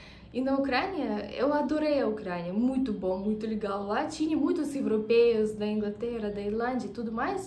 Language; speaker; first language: Portuguese; non-native, fluent; Russian